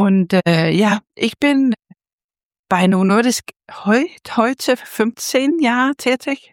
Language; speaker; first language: German; non-native, fluent; Danish